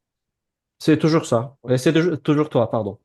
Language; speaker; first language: French; non-native, fluent; Azerbaijani